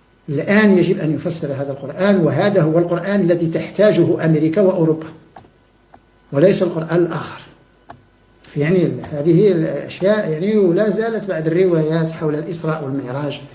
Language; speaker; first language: Arabic; native; Arabic